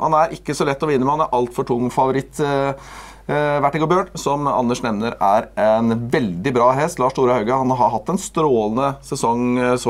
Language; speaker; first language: Norwegian; native; Norwegian